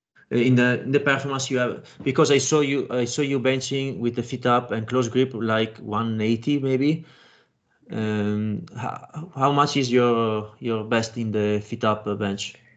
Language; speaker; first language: English; non-native, fluent; Italian